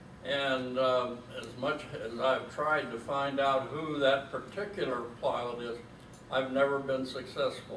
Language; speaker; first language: English; native; English